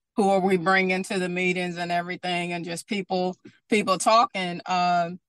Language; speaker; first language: English; native; English